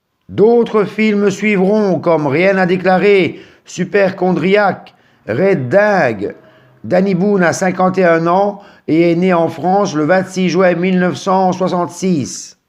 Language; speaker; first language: French; native; French